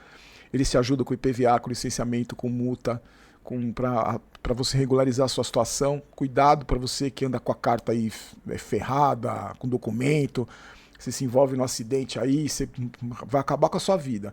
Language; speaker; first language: Portuguese; native; Portuguese